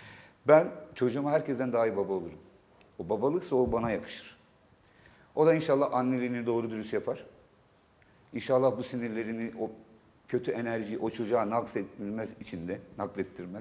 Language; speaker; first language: Turkish; native; Turkish